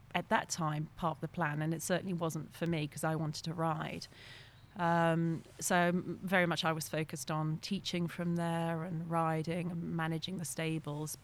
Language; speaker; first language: English; non-native, fluent; French